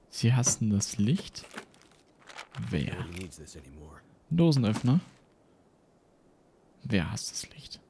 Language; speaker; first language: German; native; German